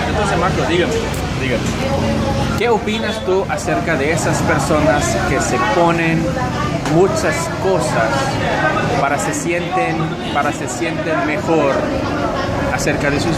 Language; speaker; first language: Spanish; non-native, learner; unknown